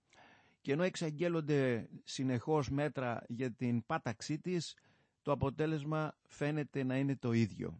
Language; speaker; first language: Greek; native; Greek